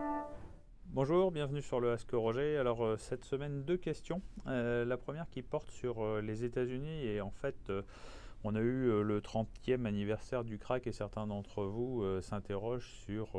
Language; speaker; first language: French; native; French